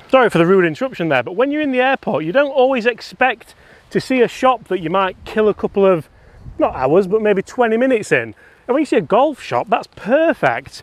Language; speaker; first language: English; native; English